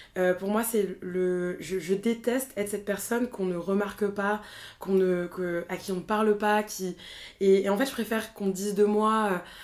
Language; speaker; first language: French; native; French